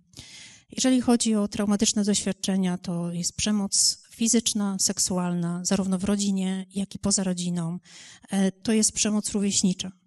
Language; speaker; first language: Polish; native; Polish